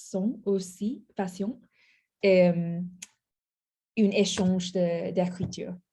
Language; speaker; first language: French; non-native, learner; English